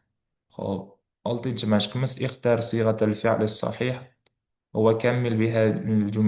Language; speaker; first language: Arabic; non-native, fluent; Uzbek